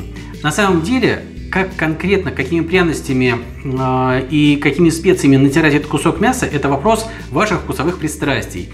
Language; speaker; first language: Russian; native; Russian